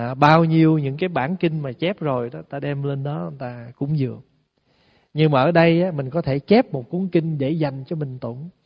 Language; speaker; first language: Vietnamese; early bilingual, heritage; Vietnamese